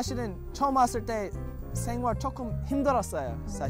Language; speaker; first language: Korean; non-native, learner; English